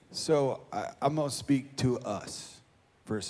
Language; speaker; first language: English; native; English